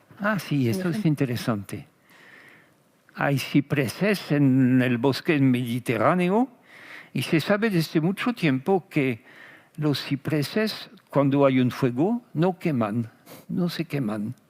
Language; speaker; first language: Spanish; non-native, fluent; French